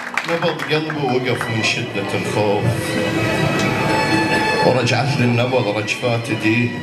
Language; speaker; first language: Arabic; native; Arabic